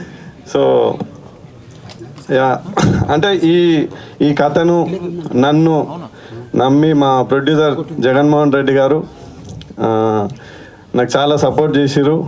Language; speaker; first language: Telugu; native; Telugu